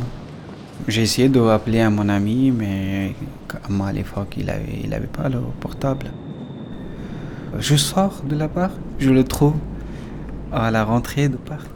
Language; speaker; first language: French; non-native, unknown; Pashto